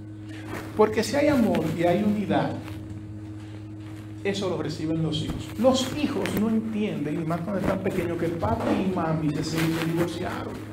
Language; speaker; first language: Spanish; native; Spanish